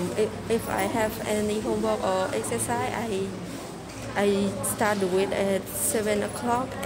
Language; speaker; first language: English; non-native, learner; Khmer